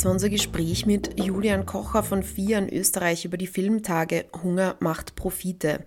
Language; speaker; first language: German; native; German